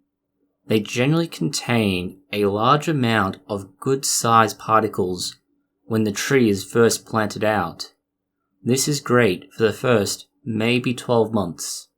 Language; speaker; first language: English; native; English